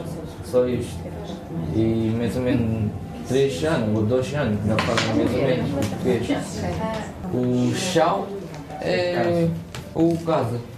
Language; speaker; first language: Portuguese; non-native, learner; Chinese